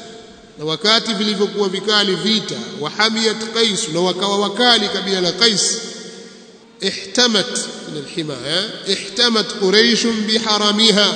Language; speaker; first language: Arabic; non-native, fluent; Swahili